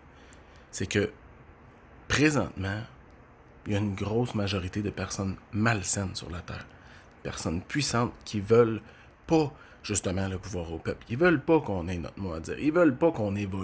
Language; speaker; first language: French; native; French